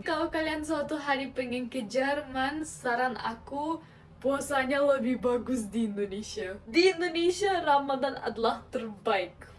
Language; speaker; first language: Indonesian; non-native, fluent; German